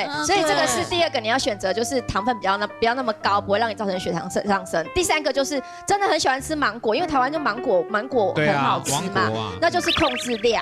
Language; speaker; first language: Chinese; native; Chinese